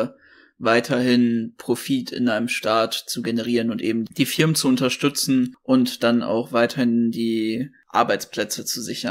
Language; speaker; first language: German; native; German